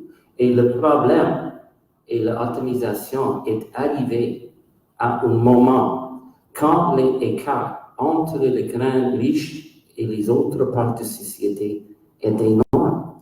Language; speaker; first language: French; non-native, local second language; English